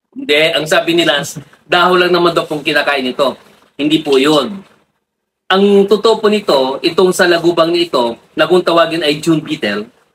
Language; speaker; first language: Filipino; non-native, local second language; Iloko